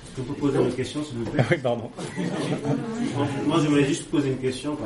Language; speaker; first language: French; non-native, local second language; Wolof